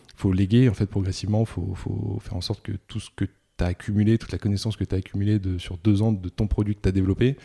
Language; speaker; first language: French; native; French